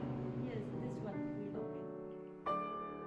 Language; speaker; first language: English; non-native, learner; Arabic